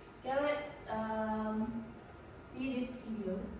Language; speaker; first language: English; non-native, learner; Indonesian